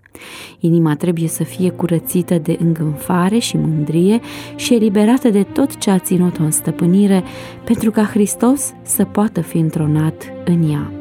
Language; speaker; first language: Romanian; native; Romanian